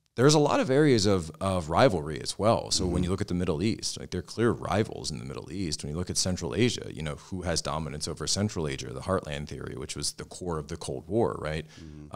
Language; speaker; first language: English; native; English